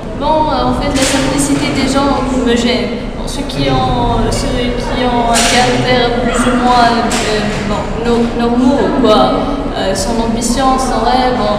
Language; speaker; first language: French; non-native, local second language; Arabic